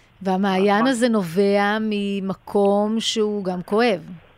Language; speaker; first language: Hebrew; native; Hebrew